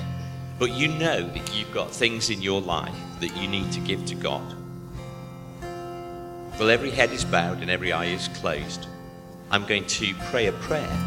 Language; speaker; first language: English; native; English